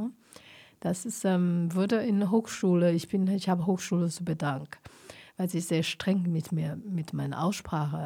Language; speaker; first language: German; non-native, fluent; Chinese